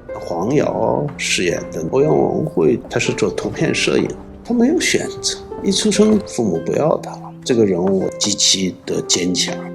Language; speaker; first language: Chinese; non-native, local second language; Korean